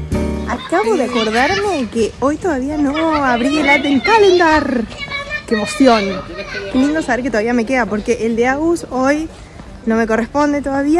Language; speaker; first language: Spanish; native; Spanish